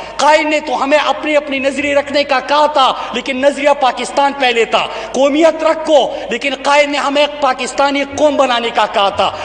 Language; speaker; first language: Urdu; non-native, local second language; Pashto